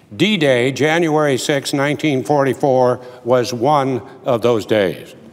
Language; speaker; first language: English; native; English